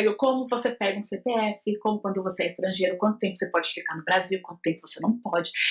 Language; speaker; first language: Portuguese; native; Portuguese